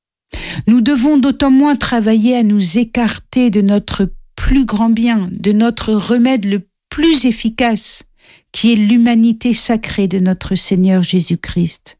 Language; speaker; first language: French; native; French